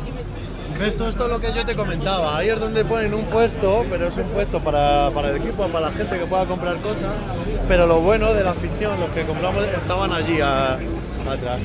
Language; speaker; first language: Spanish; native; Spanish